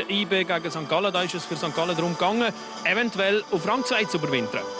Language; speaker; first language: German; native; German